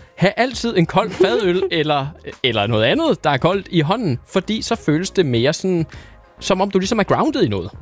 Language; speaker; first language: Danish; native; Danish